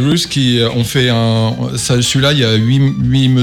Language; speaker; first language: French; native; French